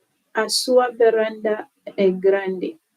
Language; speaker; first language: Portuguese; non-native, learner; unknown